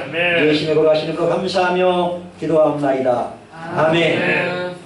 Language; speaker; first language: Korean; native; Korean